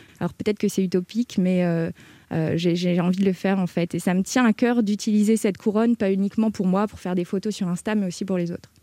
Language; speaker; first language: French; native; French